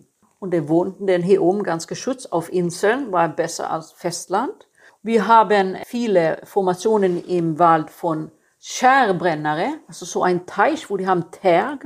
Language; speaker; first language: German; non-native, fluent; Swedish